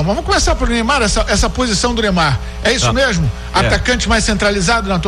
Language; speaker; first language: Portuguese; native; Portuguese